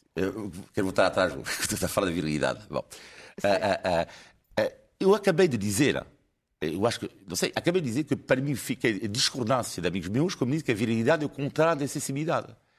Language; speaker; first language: Portuguese; non-native, fluent; French